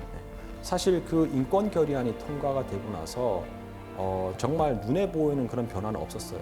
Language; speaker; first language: Korean; native; Korean